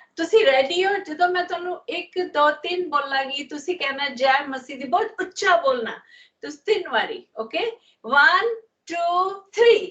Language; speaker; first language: Punjabi; non-native, learner; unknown